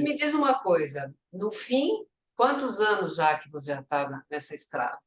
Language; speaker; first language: Portuguese; native; Portuguese